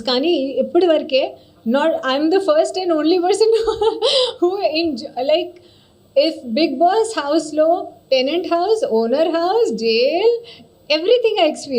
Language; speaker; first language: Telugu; non-native, learner; Hindi